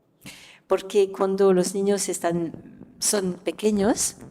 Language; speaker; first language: Spanish; non-native, fluent; French